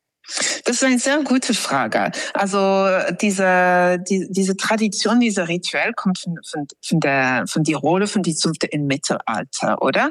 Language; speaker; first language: German; non-native, fluent; English